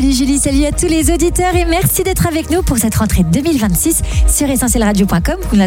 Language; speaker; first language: French; native; French